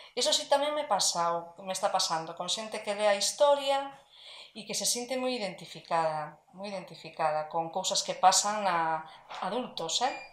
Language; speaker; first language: Galician; native; Galician